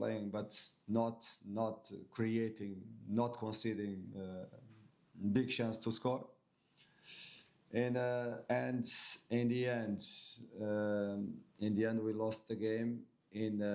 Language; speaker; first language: English; non-native, fluent; Portuguese